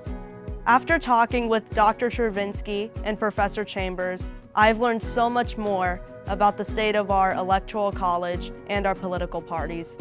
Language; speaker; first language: English; native; English